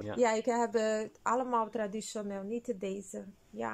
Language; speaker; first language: Dutch; non-native, learner; Spanish